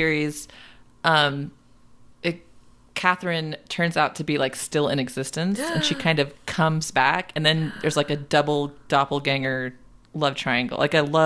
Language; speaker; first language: English; native; English